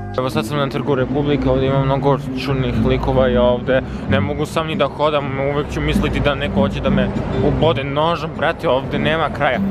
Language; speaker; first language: Serbian; early bilingual, heritage; Serbian